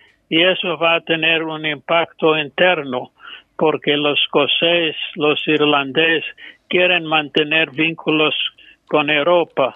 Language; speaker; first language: Spanish; non-native, fluent; English